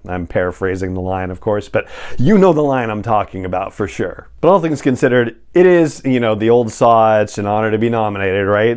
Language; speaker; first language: English; native; English